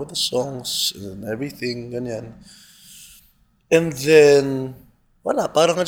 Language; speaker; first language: English; non-native, local second language; Cebuano